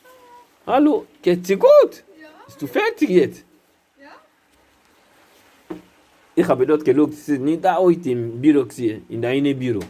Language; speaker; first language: German; non-native, learner; Lingala